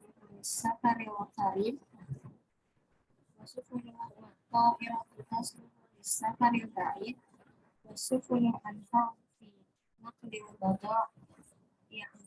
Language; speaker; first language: Arabic; non-native, learner; Indonesian